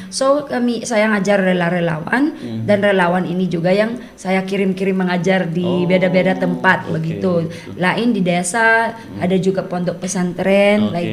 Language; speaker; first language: Indonesian; non-native, learner; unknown